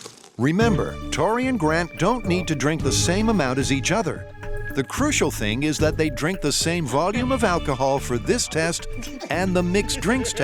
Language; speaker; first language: English; native; English